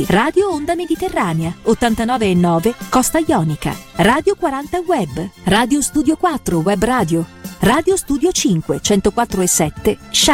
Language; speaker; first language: Italian; native; Italian